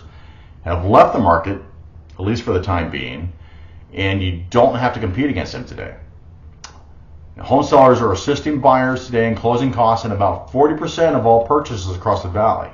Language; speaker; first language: English; native; English